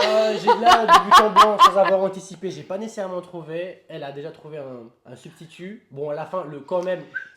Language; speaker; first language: French; native; French